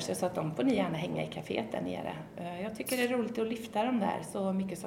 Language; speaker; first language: Swedish; native; Swedish